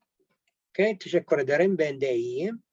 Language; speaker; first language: Turkish; non-native, learner; Arabic